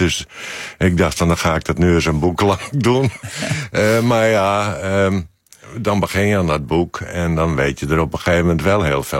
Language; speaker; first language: Dutch; native; Dutch